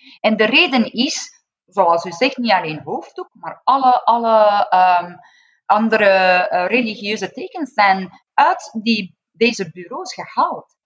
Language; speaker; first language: Dutch; non-native, fluent; Persian